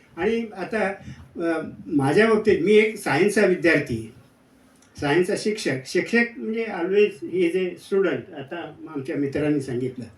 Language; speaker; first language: Marathi; non-native, local second language; Kannada